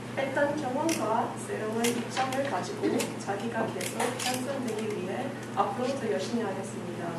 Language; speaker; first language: Korean; non-native, fluent; English